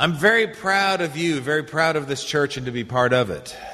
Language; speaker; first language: English; native; English